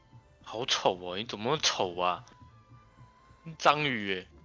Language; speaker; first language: Chinese; native; Chinese